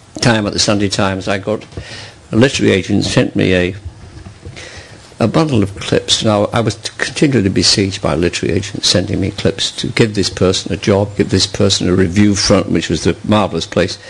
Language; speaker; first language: English; native; English